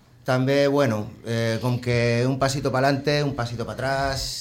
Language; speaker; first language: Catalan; non-native, local second language; Spanish